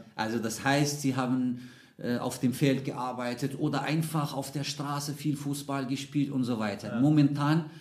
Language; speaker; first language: German; non-native, fluent; Arabic